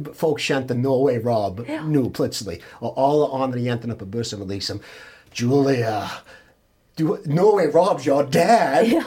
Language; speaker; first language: Norwegian; non-native, fluent; English